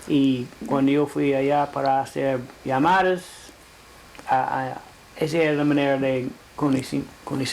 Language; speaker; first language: Spanish; non-native, fluent; English